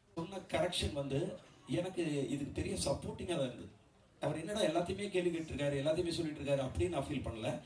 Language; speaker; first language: Tamil; native; Tamil